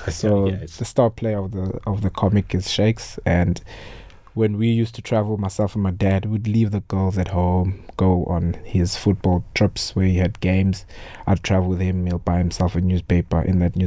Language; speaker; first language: English; non-native, local second language; Xhosa